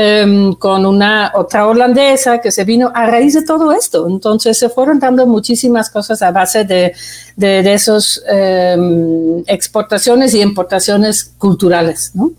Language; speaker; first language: Spanish; non-native, fluent; Dutch